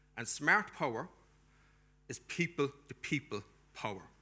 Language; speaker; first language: English; native; English